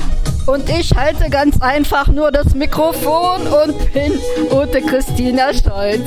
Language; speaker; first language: German; native; German